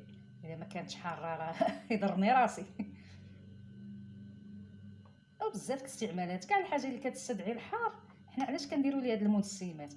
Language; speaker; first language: Arabic; native; Arabic